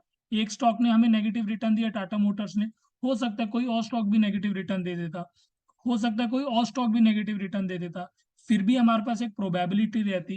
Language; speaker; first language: Hindi; native; Hindi